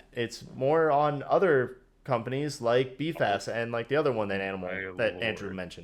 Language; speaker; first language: English; native; English